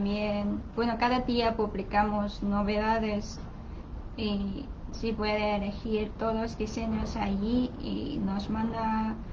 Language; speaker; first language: Spanish; non-native, learner; Chinese